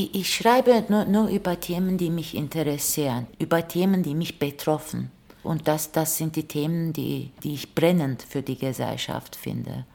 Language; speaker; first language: German; non-native, fluent; Turkish